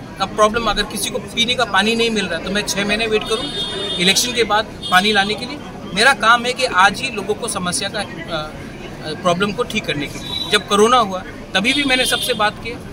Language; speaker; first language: Hindi; non-native, local second language; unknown